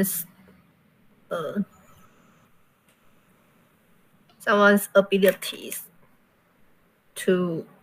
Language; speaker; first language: English; non-native, learner; Chinese